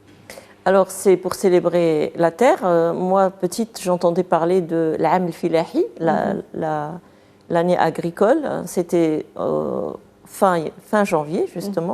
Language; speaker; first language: French; non-native, local second language; Arabic